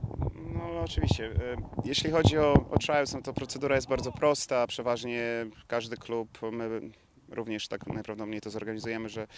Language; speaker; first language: Polish; native; Polish